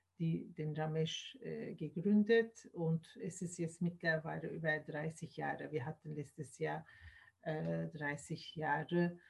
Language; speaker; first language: German; non-native, learner; Turkish